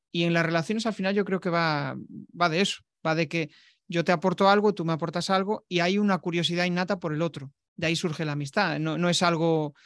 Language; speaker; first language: Spanish; native; Spanish